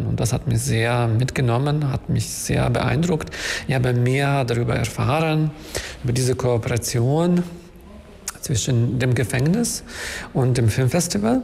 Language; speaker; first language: German; non-native, fluent; Ukrainian